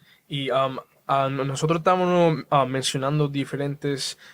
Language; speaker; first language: Spanish; early bilingual, heritage; Spanish